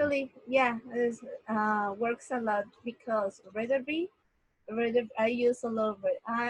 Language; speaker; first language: English; non-native, learner; Spanish